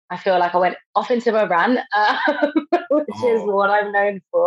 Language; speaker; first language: English; native; English